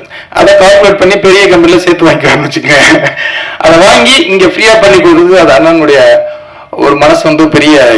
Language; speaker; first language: Tamil; native; Tamil